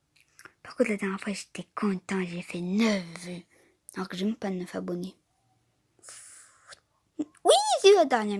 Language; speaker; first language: French; native; French